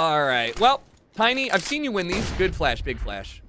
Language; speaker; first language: English; native; English